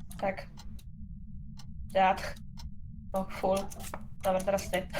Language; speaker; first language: Polish; native; Polish